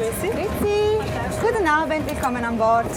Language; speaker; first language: German; non-native, learner; French